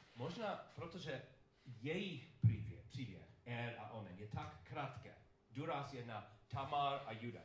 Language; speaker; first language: Czech; non-native, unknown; English